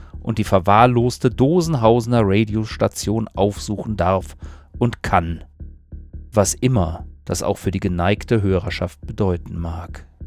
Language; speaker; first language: German; native; German